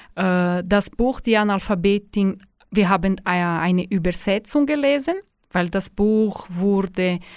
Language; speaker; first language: German; non-native, fluent; Portuguese